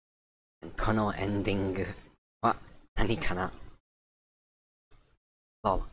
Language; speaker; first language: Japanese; non-native, learner; English